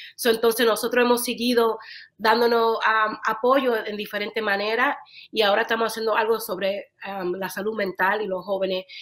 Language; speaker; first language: Spanish; early bilingual, heritage; Spanish